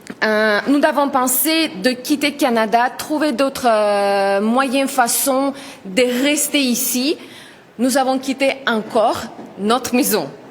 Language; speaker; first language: French; non-native, learner; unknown